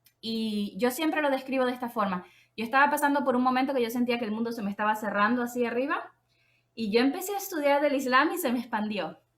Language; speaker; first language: Spanish; native; Spanish